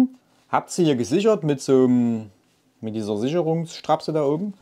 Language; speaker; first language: German; native; German